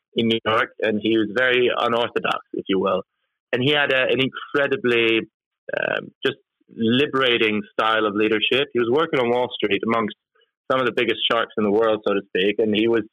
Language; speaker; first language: English; non-native, fluent; Norwegian